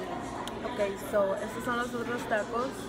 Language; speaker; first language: Spanish; early bilingual, heritage; Spanish